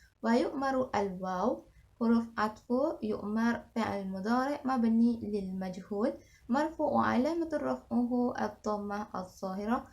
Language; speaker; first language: Arabic; non-native, learner; Malay